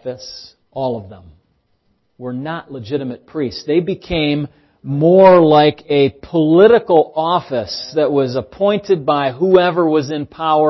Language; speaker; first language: English; native; English